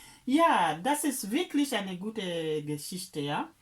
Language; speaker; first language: German; non-native, learner; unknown